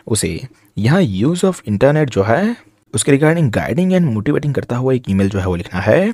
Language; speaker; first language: Hindi; non-native, local second language; Gujarati